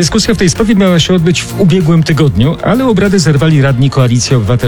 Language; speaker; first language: Polish; native; Polish